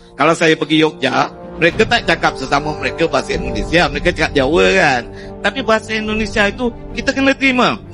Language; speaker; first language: Malay; native; Malay